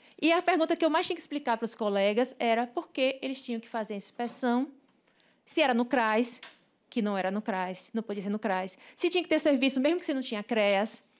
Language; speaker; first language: Portuguese; native; Portuguese